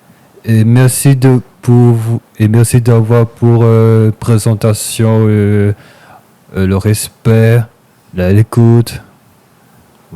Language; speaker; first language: French; non-native, local second language; Réunion Creole French